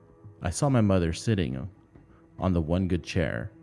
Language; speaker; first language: English; native; English